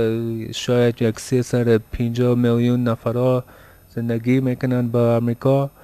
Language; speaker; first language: Persian; early bilingual, heritage; Persian